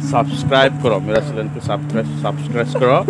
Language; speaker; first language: Hindi; non-native, learner; Nepali